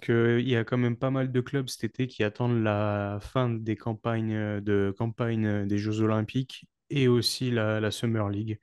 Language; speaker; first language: French; native; French